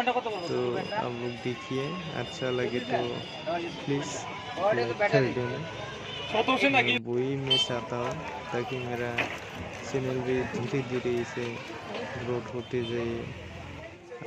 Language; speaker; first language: Hindi; non-native, local second language; Bodo